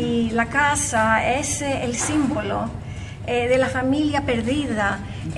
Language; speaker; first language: Spanish; non-native, fluent; Greek